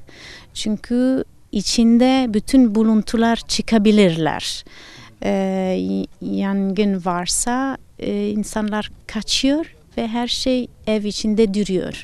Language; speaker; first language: Turkish; non-native, fluent; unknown